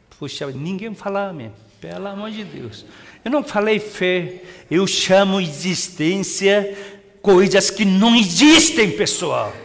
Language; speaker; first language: Portuguese; non-native, fluent; Korean